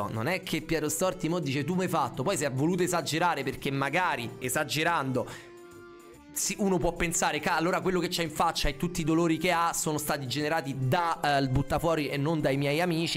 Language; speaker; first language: Italian; native; Italian